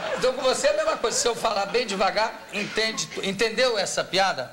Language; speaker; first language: Portuguese; native; Portuguese